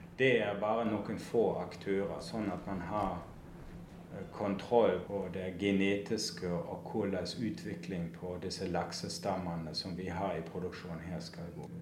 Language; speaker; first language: Norwegian; non-native, fluent; German